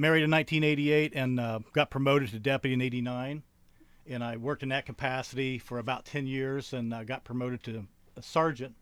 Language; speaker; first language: English; native; English